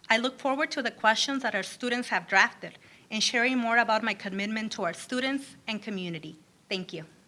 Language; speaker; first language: English; early bilingual, other home language; Spanish